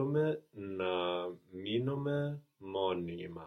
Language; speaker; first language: Greek; non-native, learner; English